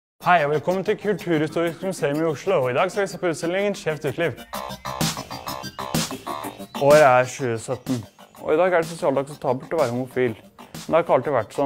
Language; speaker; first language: Norwegian; native; Norwegian